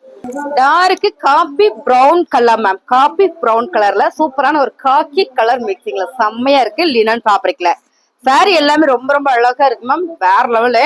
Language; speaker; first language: Tamil; native; Tamil